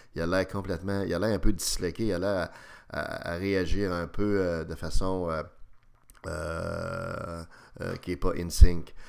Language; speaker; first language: French; native; French